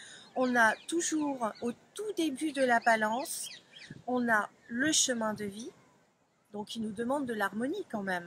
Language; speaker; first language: French; native; French